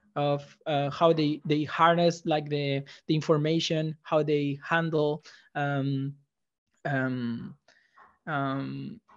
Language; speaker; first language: English; non-native, fluent; Spanish